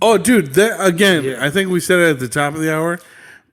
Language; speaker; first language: English; native; English